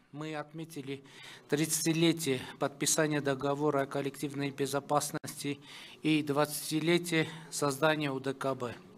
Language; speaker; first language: Russian; non-native, local second language; Armenian